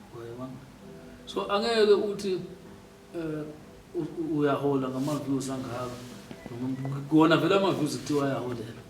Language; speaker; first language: Zulu; native; Zulu